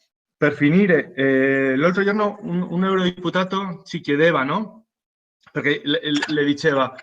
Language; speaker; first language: Italian; non-native, fluent; Spanish